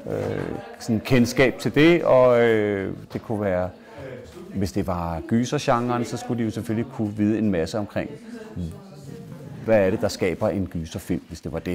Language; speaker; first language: Danish; native; Danish